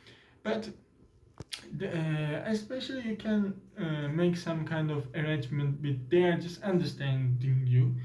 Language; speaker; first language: English; non-native, learner; Turkish